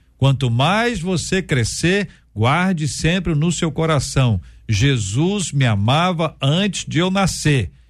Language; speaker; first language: Portuguese; native; Portuguese